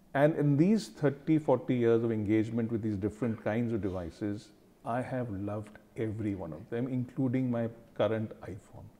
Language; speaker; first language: English; non-native, local second language; Hindi